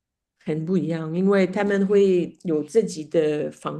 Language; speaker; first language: Chinese; non-native, fluent; French